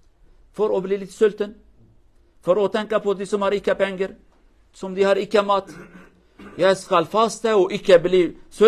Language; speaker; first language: Norwegian; non-native, learner; Kurdish